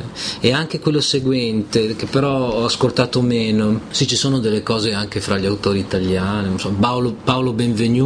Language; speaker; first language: Italian; native; Italian